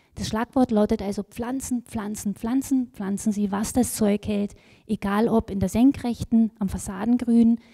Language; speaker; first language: German; native; German